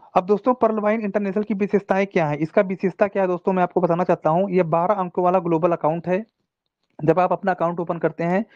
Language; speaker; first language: Hindi; non-native, local second language; Telugu